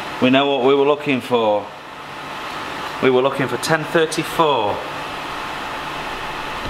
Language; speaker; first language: English; native; English